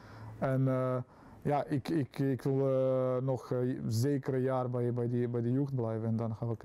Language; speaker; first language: Dutch; non-native, fluent; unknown